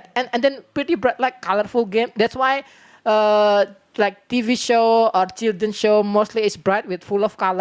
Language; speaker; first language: English; non-native, learner; Indonesian